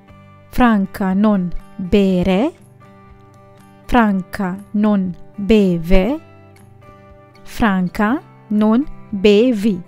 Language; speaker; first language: Italian; non-native, fluent; Sinhala